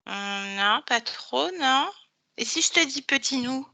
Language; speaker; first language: French; native; French